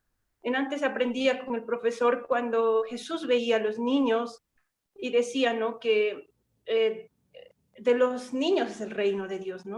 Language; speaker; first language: Spanish; non-native, local second language; Quechua